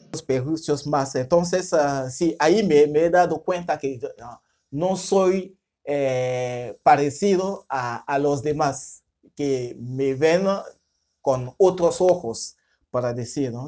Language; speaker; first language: Spanish; non-native, fluent; French